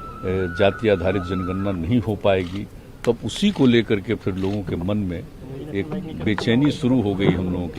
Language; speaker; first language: Hindi; native; Hindi